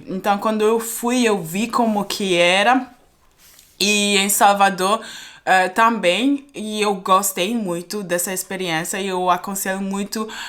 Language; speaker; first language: Portuguese; non-native, fluent; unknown